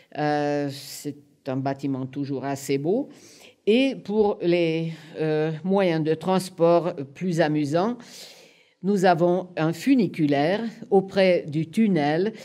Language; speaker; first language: French; non-native, fluent; Hungarian